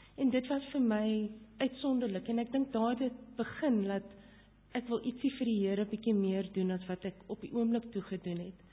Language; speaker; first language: Afrikaans; non-native, local second language; English